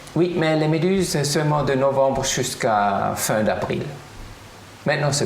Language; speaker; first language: French; non-native, fluent; German